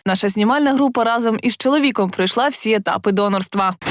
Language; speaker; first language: Ukrainian; native; Ukrainian